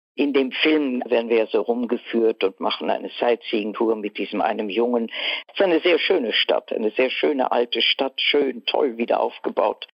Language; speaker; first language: German; early bilingual, other home language; Dutch